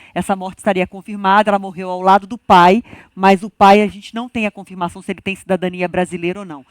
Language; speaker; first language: Portuguese; native; Portuguese